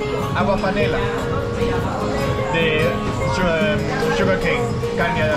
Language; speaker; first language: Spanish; non-native, fluent; Danish